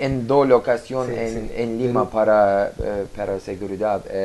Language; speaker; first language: Spanish; non-native, learner; Turkish